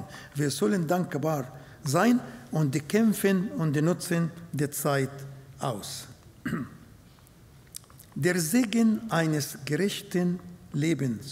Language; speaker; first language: German; non-native, fluent; Arabic